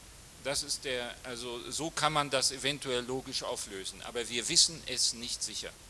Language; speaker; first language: German; native; German